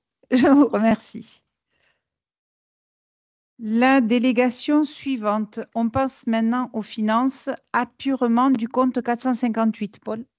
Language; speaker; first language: French; native; French